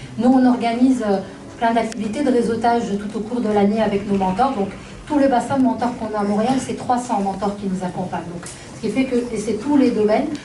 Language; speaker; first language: French; non-native, local second language; Arabic